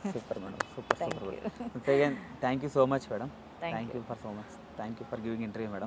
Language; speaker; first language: Telugu; native; Telugu